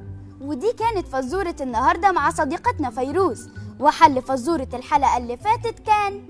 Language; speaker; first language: Arabic; native; Arabic